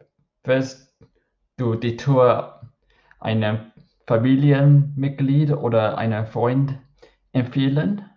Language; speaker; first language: German; non-native, learner; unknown